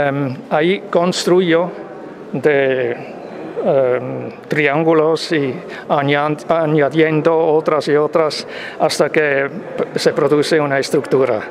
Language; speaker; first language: Spanish; non-native, fluent; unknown